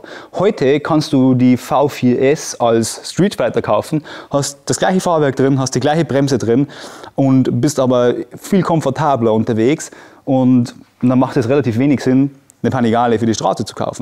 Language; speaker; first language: German; native; German